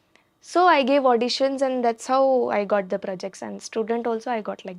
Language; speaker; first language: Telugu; non-native, learner; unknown